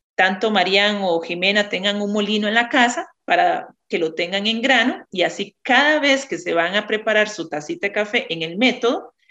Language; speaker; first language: Spanish; native; Spanish